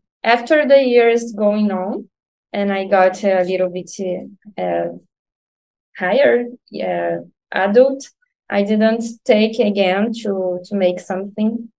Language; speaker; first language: English; non-native, learner; Portuguese